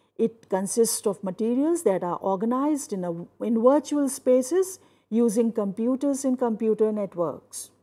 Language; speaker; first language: English; non-native, local second language; Hindi